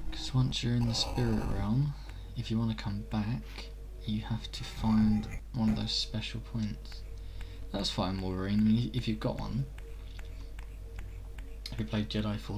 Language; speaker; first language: English; native; English